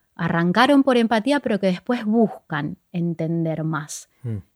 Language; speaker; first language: Spanish; native; Spanish